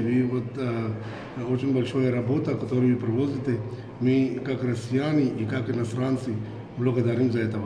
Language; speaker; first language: Russian; non-native, learner; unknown